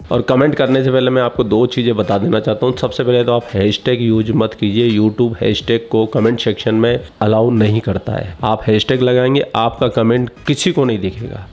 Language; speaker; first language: Hindi; native; Hindi